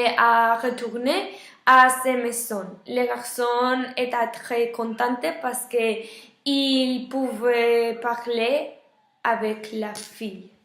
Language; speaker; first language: French; non-native, learner; Spanish